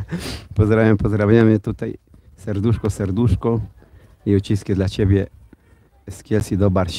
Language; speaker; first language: Polish; non-native, learner; Spanish